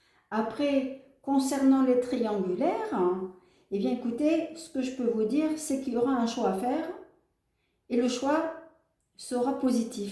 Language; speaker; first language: French; native; French